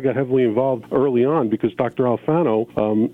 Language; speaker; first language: English; early bilingual, other home language; Sicilian